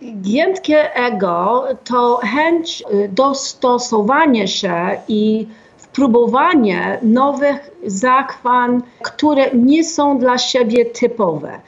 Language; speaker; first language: Polish; non-native, fluent; English